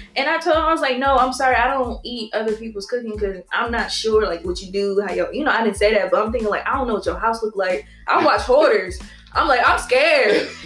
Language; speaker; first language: English; native; English